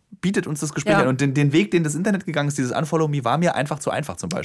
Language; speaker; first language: German; native; German